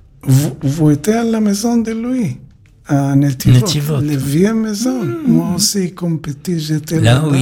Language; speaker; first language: French; non-native, learner; Hebrew